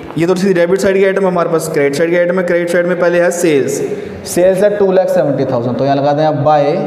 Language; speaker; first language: Hindi; native; Hindi